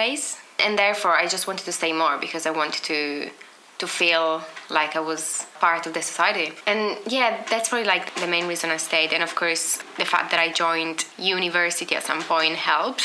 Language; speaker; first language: English; non-native, fluent; Italian